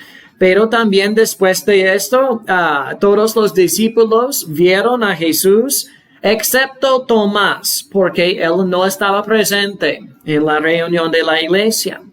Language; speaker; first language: Spanish; non-native, fluent; English